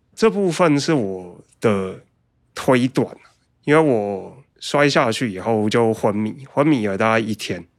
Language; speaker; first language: Chinese; native; Chinese